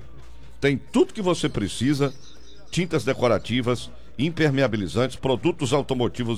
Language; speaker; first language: Portuguese; native; Portuguese